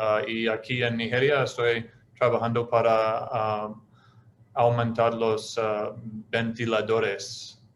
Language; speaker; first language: Spanish; non-native, fluent; English